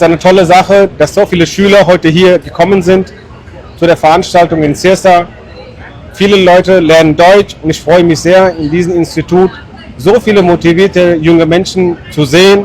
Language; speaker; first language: German; non-native, fluent; Hindi